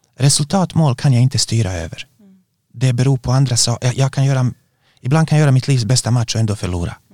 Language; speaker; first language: Swedish; non-native, fluent; Bosnian